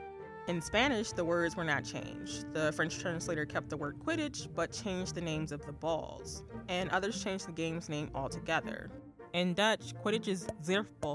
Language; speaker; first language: English; native; English